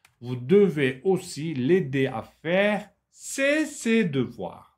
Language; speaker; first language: French; non-native, fluent; Turkish